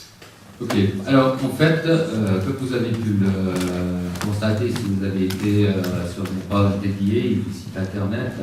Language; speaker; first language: French; native; French